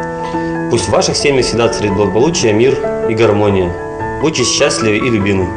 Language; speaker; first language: Russian; native; Russian